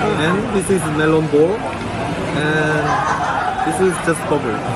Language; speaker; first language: English; non-native, learner; Korean